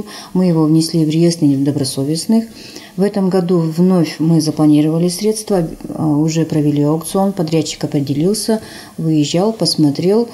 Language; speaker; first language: Russian; native; Russian